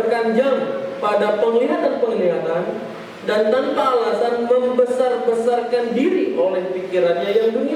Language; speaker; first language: Indonesian; native; Indonesian